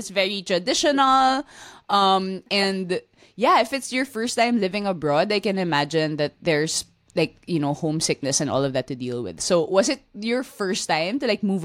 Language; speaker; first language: English; non-native, local second language; Filipino